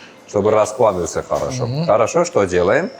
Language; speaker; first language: Russian; non-native, fluent; Armenian